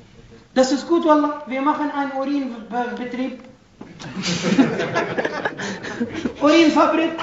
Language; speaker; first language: German; non-native, fluent; Arabic